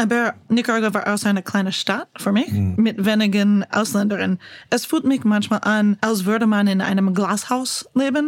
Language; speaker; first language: German; non-native, learner; English